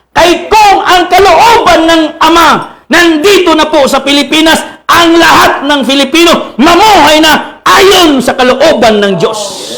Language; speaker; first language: Filipino; non-native, local second language; Cebuano